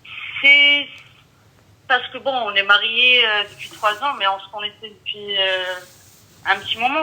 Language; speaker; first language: French; early bilingual, other home language; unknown